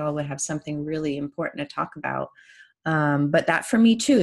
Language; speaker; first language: English; non-native, fluent; Persian